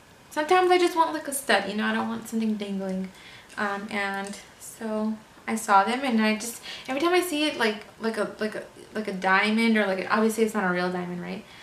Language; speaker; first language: English; early bilingual, other home language; Spanish